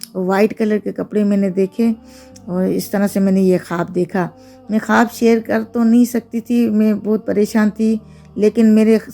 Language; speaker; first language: Urdu; native; Urdu